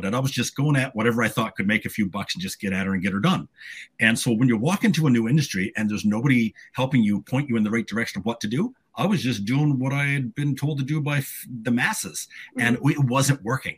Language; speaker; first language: English; native; English